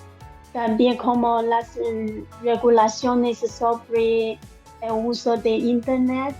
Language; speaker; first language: Spanish; non-native, learner; Chinese